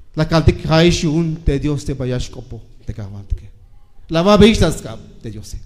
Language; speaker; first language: Spanish; non-native, local second language; Tzeltal